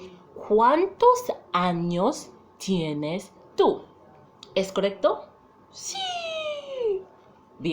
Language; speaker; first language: Spanish; non-native, fluent; English